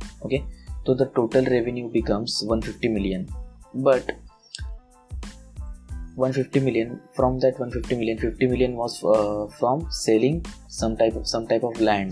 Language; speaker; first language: English; non-native, local second language; Marathi